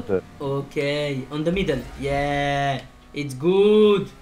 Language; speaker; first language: English; non-native, learner; French